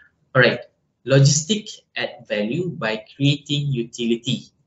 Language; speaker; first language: English; non-native, local second language; Malay